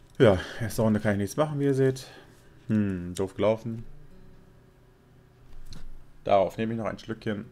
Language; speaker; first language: German; native; German